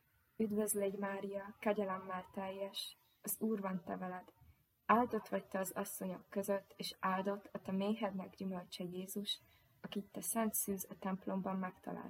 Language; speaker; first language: Hungarian; native; Hungarian